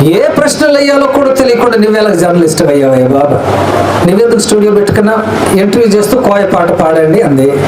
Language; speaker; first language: Telugu; non-native, local second language; Koya